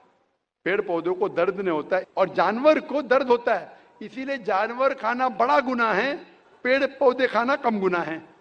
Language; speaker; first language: Hindi; native; Hindi